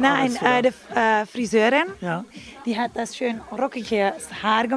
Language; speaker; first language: German; non-native, learner; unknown